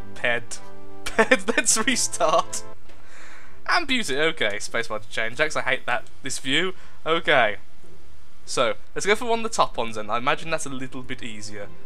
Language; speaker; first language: English; native; English